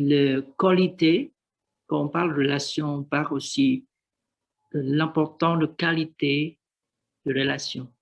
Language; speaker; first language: French; non-native, learner; Vietnamese